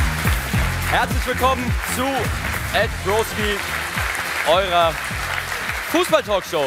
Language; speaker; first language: German; native; German